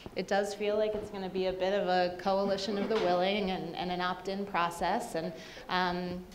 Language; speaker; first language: English; native; English